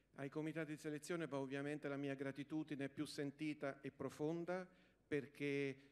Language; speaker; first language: Italian; native; Italian